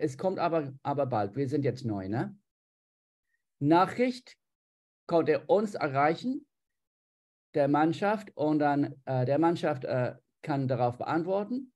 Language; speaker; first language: German; non-native, fluent; English